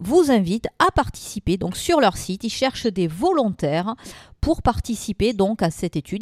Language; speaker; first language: French; native; French